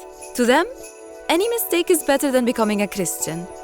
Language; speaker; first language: English; non-native, fluent; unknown